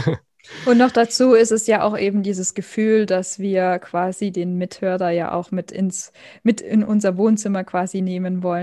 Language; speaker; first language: German; native; German